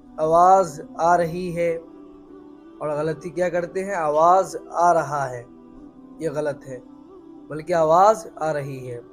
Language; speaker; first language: Urdu; native; Urdu